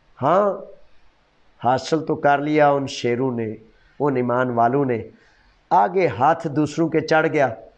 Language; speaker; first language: Urdu; non-native, local second language; Punjabi